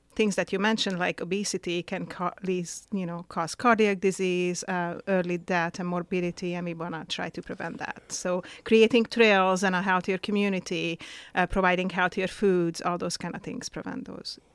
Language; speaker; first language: English; non-native, fluent; Hungarian